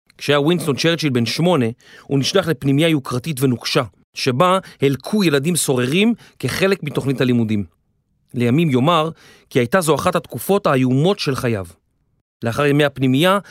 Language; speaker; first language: Hebrew; native; Hebrew